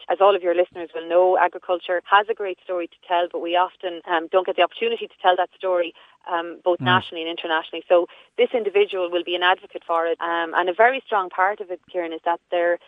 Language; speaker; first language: English; native; English